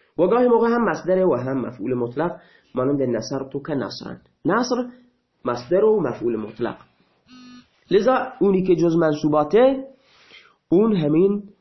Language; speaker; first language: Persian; non-native, local second language; Baluchi